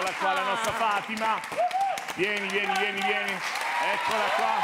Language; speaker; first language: Italian; native; Italian